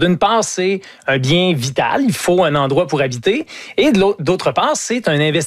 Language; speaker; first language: French; native; French